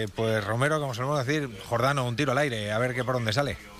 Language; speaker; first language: Spanish; native; Spanish